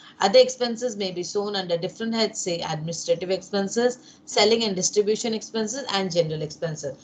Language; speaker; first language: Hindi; non-native, local second language; Bangla